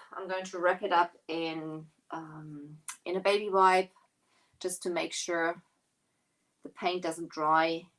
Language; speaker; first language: English; non-native, fluent; German